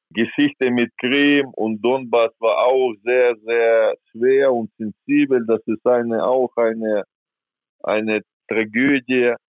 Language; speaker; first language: German; non-native, fluent; Ukrainian